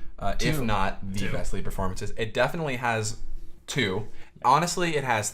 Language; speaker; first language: English; native; English